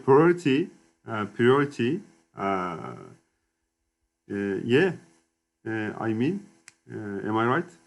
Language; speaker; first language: English; non-native, learner; Turkish